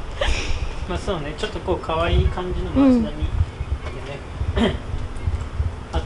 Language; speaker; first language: Japanese; native; Japanese